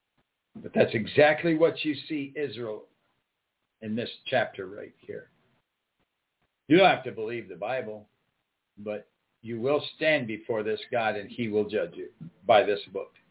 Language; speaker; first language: English; native; English